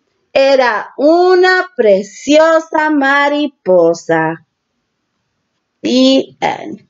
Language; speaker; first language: Spanish; early bilingual, heritage; Spanish